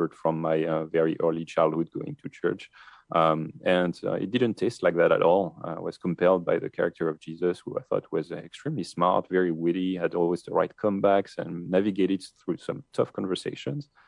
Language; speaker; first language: English; non-native, fluent; French